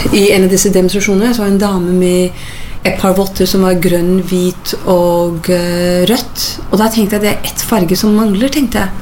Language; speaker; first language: Norwegian; non-native, fluent; English